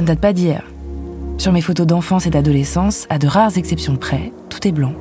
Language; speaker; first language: French; native; French